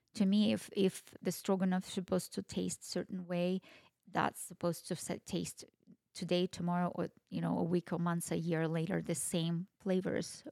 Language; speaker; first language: English; non-native, fluent; Russian